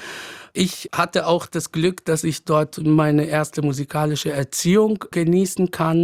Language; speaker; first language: German; non-native, fluent; Arabic